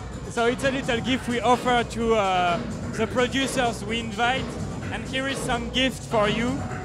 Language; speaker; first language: English; non-native, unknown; French